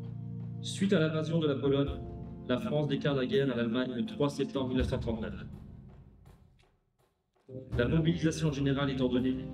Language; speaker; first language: French; native; French